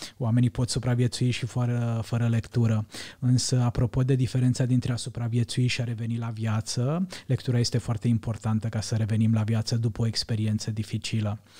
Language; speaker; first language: Romanian; non-native, local second language; Hungarian